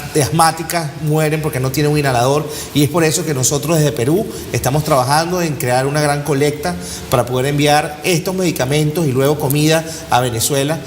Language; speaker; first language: Spanish; native; Spanish